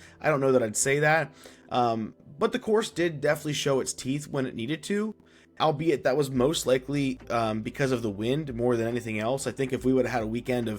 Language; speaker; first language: English; native; English